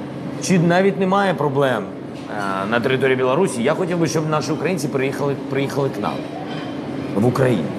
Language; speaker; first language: Ukrainian; non-native, local second language; Russian